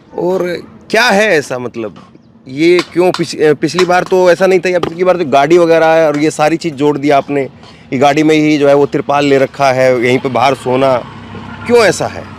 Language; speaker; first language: Hindi; native; Hindi